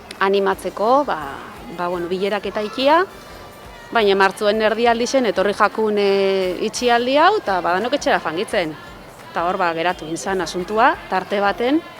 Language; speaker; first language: Basque; native; Basque